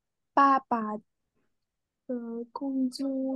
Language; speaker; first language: Chinese; non-native, learner; Vietnamese